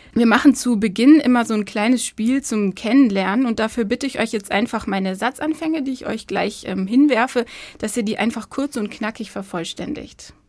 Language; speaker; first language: German; native; German